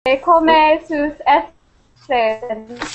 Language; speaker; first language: Spanish; non-native, learner; English